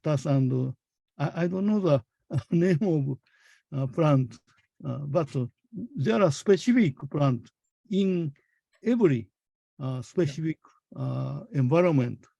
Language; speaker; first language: English; non-native, fluent; Japanese